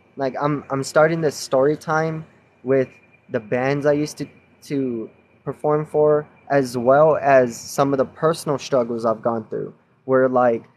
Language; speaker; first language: English; native; English